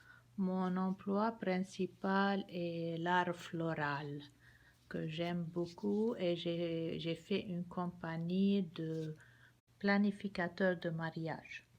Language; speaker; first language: French; non-native, local second language; Arabic